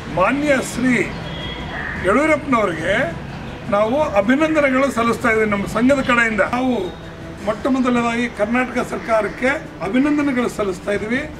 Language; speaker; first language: Kannada; non-native, local second language; Marathi